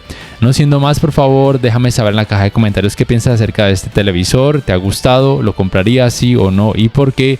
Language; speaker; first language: Spanish; native; Spanish